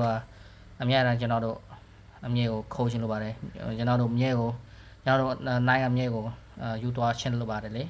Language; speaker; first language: Burmese; non-native, learner; Khmer